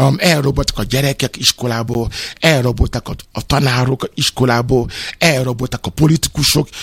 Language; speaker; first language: Hungarian; non-native, fluent; Yoruba